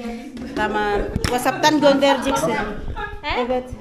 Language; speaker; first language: Turkish; non-native, learner; Filipino